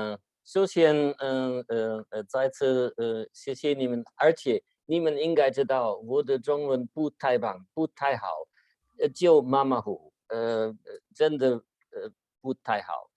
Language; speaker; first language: Chinese; non-native, learner; German